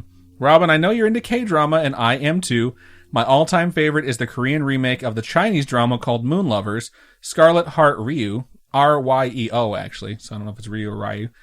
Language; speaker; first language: English; native; English